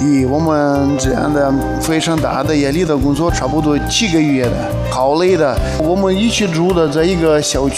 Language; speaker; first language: Chinese; non-native, learner; Russian